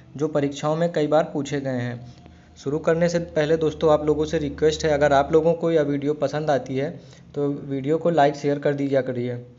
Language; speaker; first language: Hindi; native; Hindi